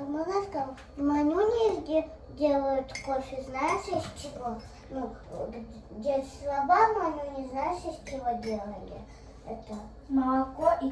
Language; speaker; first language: Russian; early bilingual, other home language; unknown